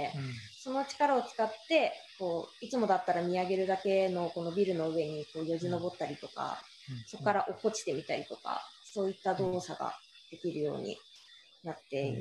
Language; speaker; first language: Japanese; native; Japanese